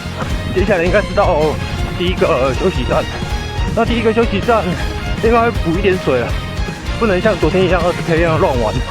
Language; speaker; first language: Chinese; native; Chinese